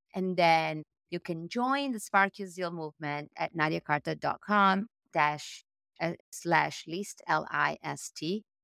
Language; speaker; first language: English; non-native, fluent; Italian